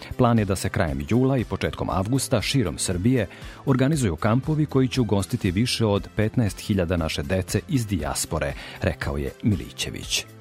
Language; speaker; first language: Serbian; native; Serbian